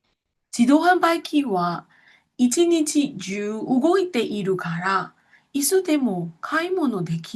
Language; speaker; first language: Japanese; non-native, fluent; Burmese